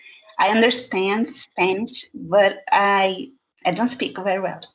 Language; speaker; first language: English; non-native, fluent; Portuguese